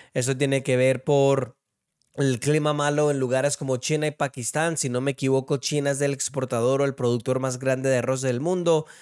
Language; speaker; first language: Spanish; early bilingual, heritage; Spanish